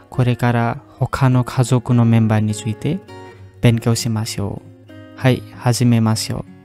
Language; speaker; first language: Japanese; non-native, fluent; Indonesian